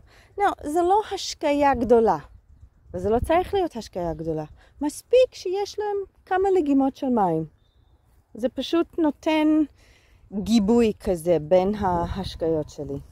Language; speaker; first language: Hebrew; non-native, fluent; English